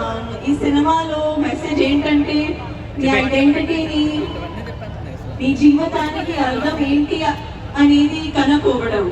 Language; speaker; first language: Telugu; non-native, learner; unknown